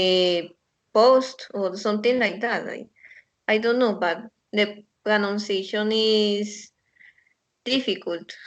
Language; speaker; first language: English; non-native, learner; Spanish